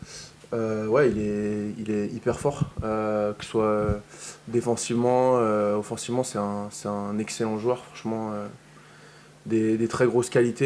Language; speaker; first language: French; native; French